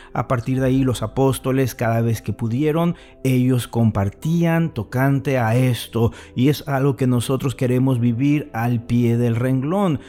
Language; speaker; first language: Spanish; native; Spanish